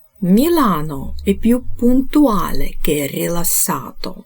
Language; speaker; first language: Italian; non-native, fluent; Ukrainian